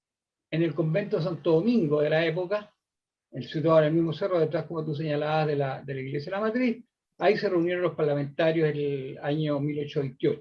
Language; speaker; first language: Spanish; native; Spanish